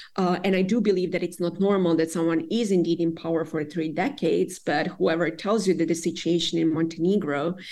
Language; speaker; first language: English; non-native, fluent; Serbian